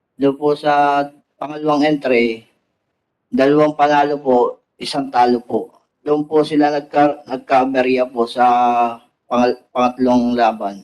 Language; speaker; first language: Filipino; native; Filipino